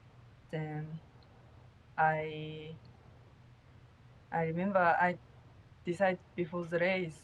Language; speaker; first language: English; non-native, learner; Japanese